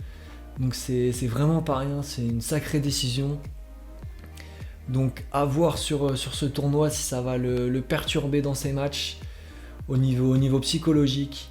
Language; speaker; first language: French; native; French